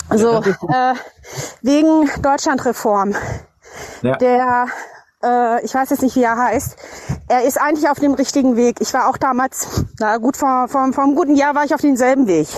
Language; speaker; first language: German; native; German